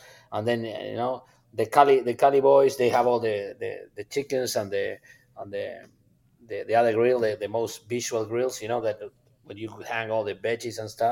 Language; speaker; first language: English; non-native, fluent; Spanish